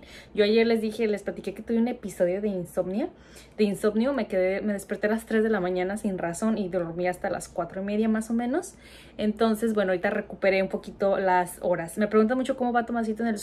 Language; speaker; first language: Spanish; native; Spanish